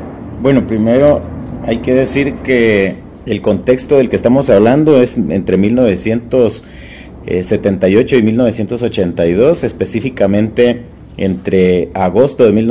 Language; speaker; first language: Spanish; native; Spanish